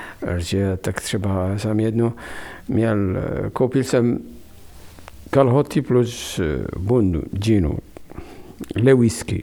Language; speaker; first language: Czech; non-native, fluent; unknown